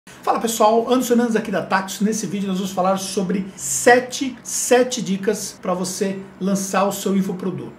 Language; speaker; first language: Portuguese; native; Portuguese